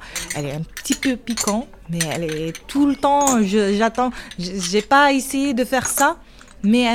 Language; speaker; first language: French; non-native, learner; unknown